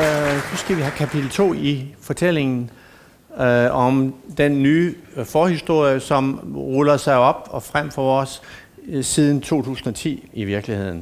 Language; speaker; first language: Danish; native; Danish